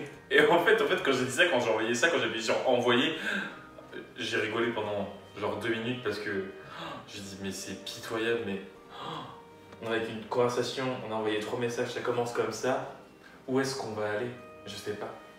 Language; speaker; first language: French; native; French